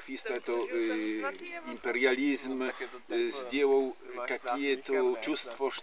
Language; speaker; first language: Russian; non-native, learner; Polish